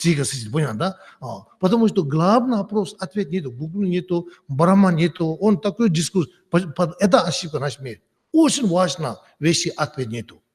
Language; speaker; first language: Russian; non-native, learner; Tibetan